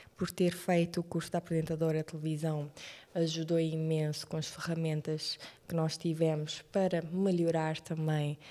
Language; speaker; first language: Portuguese; non-native, local second language; Kabuverdianu